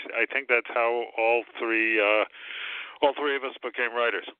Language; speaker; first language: English; native; English